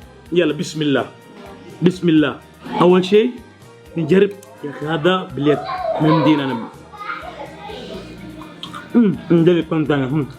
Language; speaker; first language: Arabic; native; Arabic